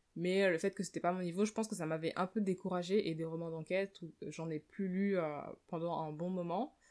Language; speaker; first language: French; native; French